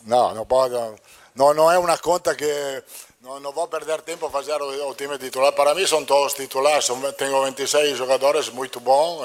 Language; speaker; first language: Portuguese; non-native, fluent; Italian